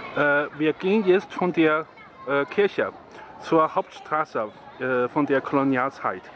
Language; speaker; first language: German; non-native, fluent; Chinese